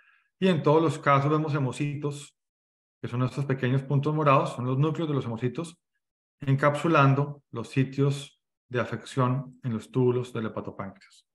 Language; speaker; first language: Spanish; native; Spanish